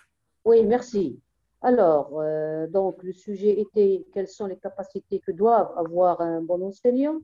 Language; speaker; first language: French; non-native, local second language; Arabic